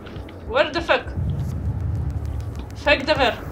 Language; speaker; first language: English; non-native, learner; Russian